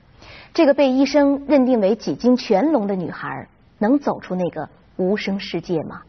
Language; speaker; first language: Chinese; native; Chinese